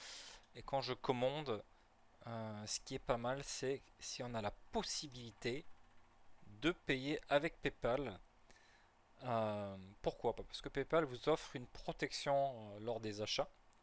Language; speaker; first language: French; native; French